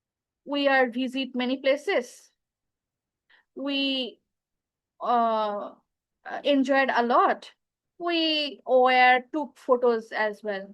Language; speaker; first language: English; non-native, fluent; Bangla